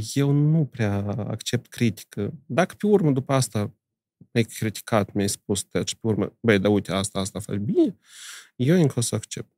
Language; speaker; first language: Romanian; native; Romanian